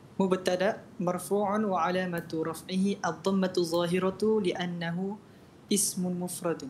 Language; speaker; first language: Arabic; non-native, learner; Malay